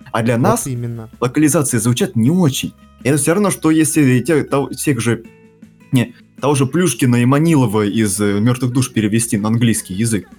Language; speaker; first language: Russian; native; Russian